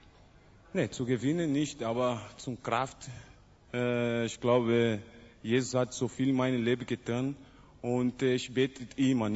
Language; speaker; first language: German; non-native, learner; Portuguese